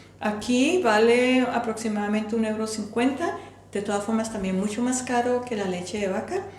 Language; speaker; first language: Spanish; native; Spanish